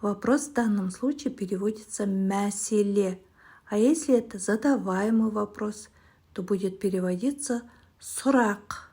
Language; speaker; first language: Russian; non-native, local second language; Kazakh